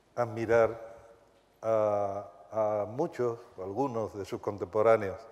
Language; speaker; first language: Spanish; native; Spanish